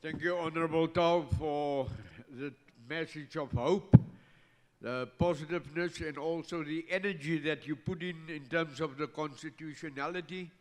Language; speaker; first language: English; non-native, local second language; Afrikaans